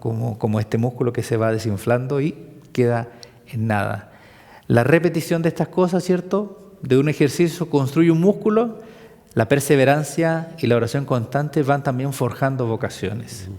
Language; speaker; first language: Spanish; native; Spanish